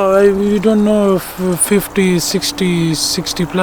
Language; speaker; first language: English; non-native, learner; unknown